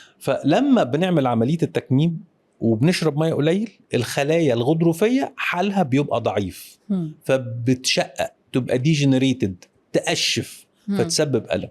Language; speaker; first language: Arabic; native; Arabic